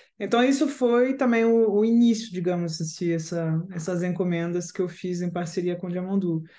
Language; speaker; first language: Portuguese; non-native, fluent; French